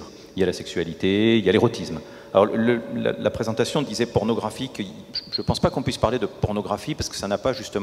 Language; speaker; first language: French; native; French